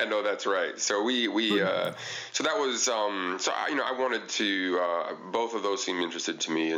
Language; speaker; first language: English; native; English